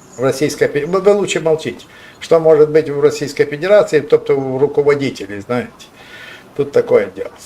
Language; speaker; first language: Russian; non-native, local second language; Ukrainian